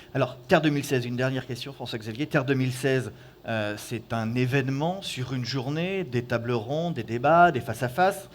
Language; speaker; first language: French; native; French